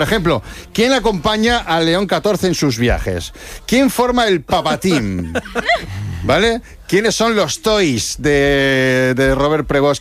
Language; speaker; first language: Spanish; native; Spanish